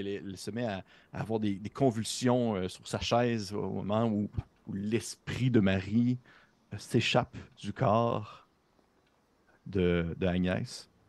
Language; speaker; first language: French; native; French